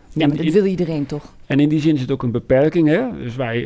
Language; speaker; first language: Dutch; native; Dutch